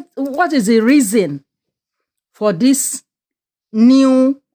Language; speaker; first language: English; non-native, local second language; Yoruba